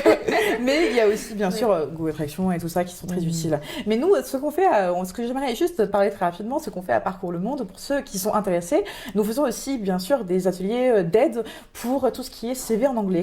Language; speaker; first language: French; native; French